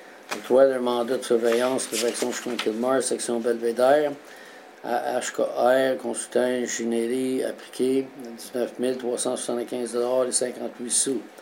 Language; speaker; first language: French; native; French